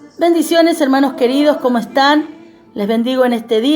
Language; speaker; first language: Spanish; native; Spanish